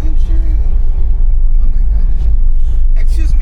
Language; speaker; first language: English; non-native, learner; French